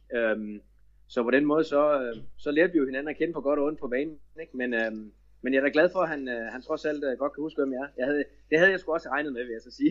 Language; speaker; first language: Danish; native; Danish